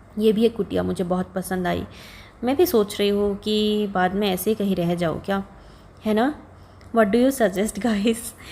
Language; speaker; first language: Hindi; non-native, local second language; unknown